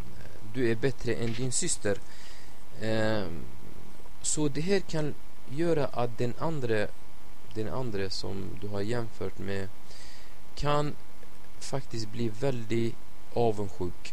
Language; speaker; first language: Swedish; non-native, fluent; Arabic